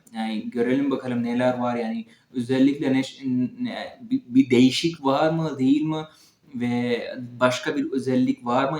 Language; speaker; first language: Turkish; non-native, learner; Urdu